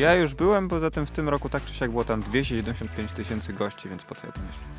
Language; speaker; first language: Polish; native; Polish